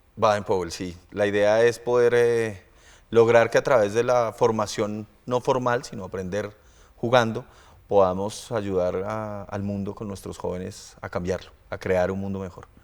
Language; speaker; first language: Spanish; native; Spanish